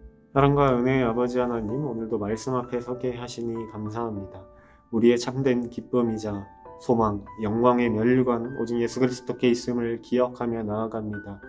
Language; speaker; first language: Korean; native; Korean